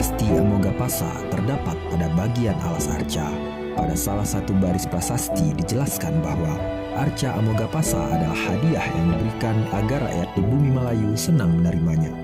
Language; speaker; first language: Malay; native; Malay